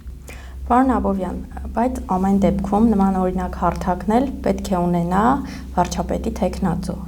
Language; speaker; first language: Armenian; native; Armenian